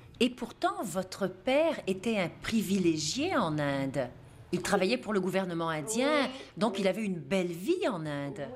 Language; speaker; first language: French; native; French